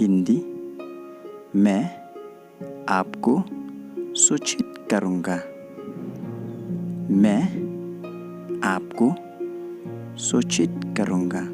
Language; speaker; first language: Hindi; non-native, local second language; Khasi